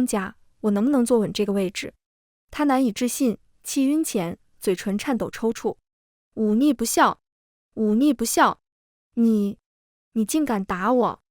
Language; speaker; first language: Chinese; native; Chinese